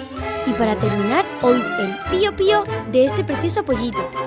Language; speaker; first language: Spanish; native; Spanish